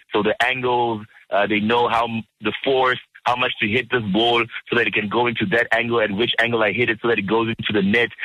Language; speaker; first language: English; early bilingual, other home language; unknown